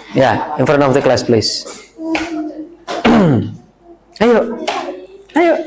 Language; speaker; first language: English; non-native, learner; Indonesian